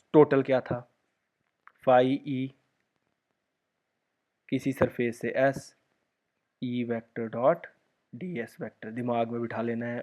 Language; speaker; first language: Hindi; native; Hindi